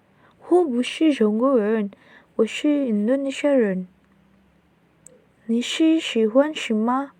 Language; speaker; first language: Chinese; non-native, learner; Indonesian